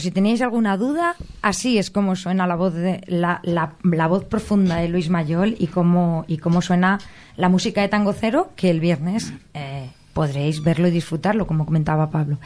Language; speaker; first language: Spanish; native; Spanish